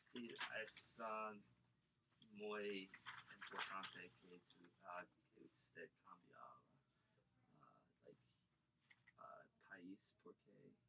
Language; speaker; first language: Spanish; non-native, learner; English